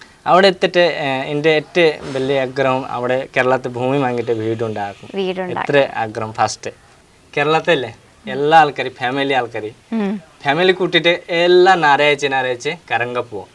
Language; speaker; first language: Malayalam; non-native, local second language; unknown